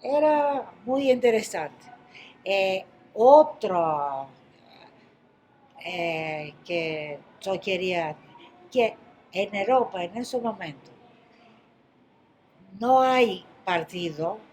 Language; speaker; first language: Spanish; non-native, fluent; Greek